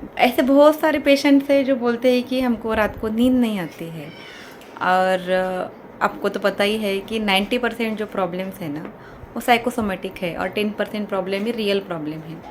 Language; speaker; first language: Hindi; non-native, local second language; Kannada